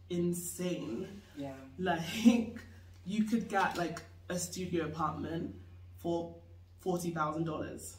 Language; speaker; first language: English; native; English